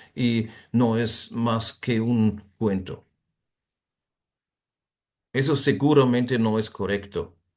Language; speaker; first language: Spanish; non-native, fluent; German